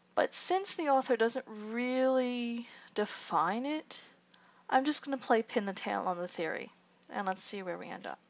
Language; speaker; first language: English; native; English